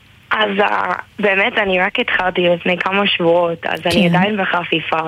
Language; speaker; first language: Hebrew; non-native, learner; English